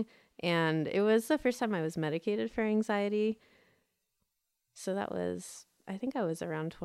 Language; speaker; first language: English; native; English